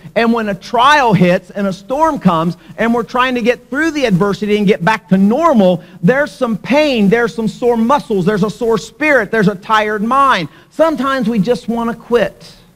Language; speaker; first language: English; native; English